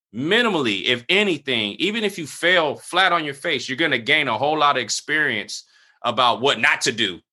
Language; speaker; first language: English; native; English